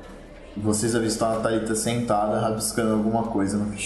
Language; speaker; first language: Portuguese; native; Portuguese